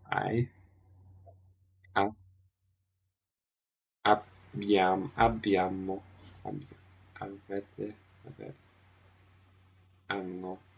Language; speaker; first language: Italian; non-native, learner; English